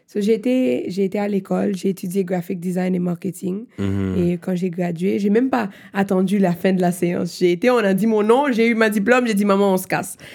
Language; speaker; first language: French; non-native, local second language; Haitian Creole